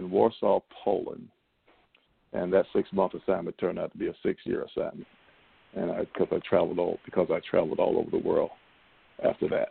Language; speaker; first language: English; native; English